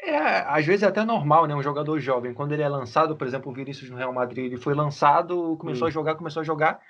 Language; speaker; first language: Portuguese; native; Portuguese